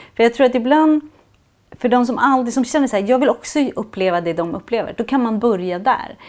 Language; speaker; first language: Swedish; native; Swedish